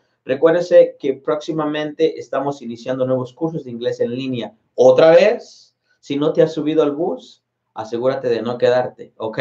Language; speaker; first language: Spanish; native; Spanish